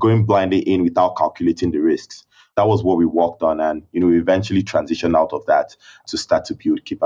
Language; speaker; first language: English; non-native, local second language; Igbo